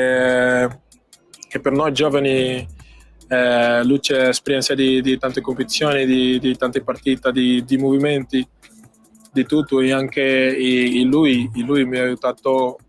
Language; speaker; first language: Italian; non-native, fluent; Portuguese